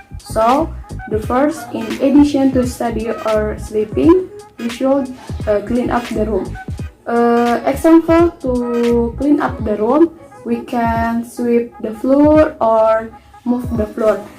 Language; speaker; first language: English; non-native, learner; Indonesian